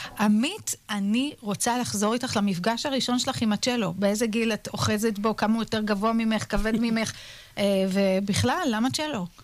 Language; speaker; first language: Hebrew; native; Hebrew